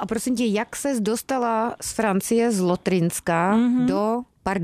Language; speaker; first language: Czech; native; Czech